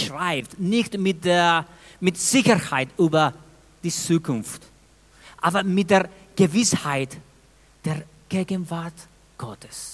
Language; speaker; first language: German; non-native, fluent; Spanish